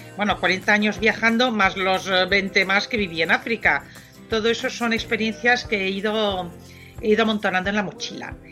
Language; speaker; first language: Spanish; non-native, fluent; French